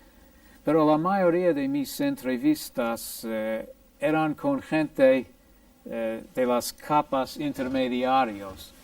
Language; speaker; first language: Spanish; non-native, fluent; English